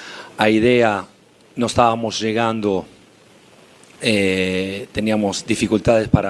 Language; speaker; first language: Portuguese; non-native, fluent; Spanish